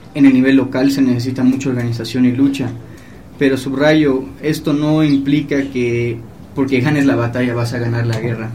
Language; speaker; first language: Spanish; native; Spanish